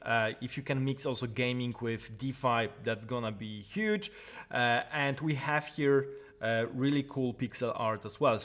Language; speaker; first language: English; non-native, fluent; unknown